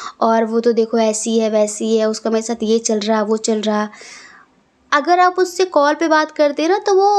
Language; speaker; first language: Hindi; native; Hindi